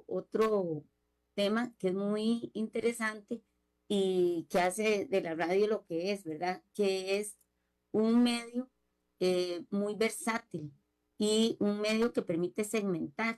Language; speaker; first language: Spanish; native; Spanish